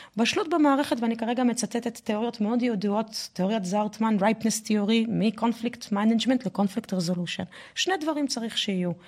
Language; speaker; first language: Hebrew; non-native, fluent; French